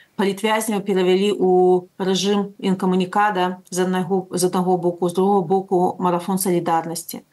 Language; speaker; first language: Belarusian; non-native, local second language; Russian